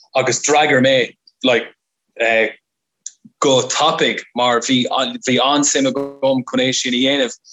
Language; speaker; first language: Irish; non-native, local second language; English